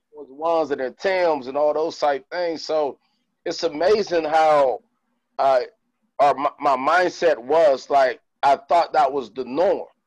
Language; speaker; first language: English; native; English